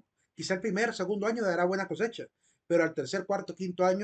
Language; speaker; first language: Spanish; native; Spanish